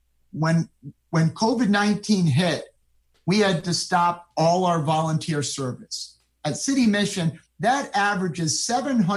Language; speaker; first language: English; native; English